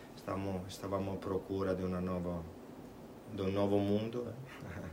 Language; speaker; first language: Portuguese; non-native, fluent; Italian